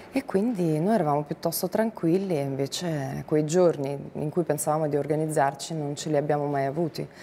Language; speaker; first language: Italian; non-native, fluent; Ukrainian